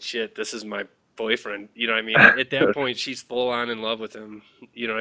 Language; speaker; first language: English; native; English